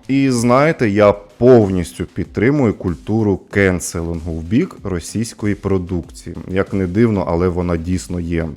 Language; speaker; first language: Ukrainian; non-native, local second language; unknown